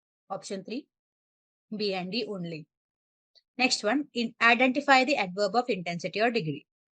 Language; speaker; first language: English; non-native, local second language; Malayalam